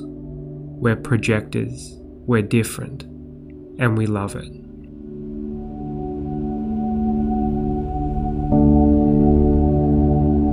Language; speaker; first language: English; native; English